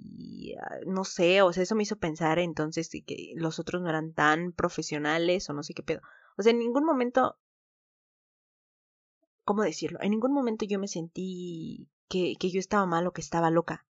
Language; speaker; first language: Spanish; native; Spanish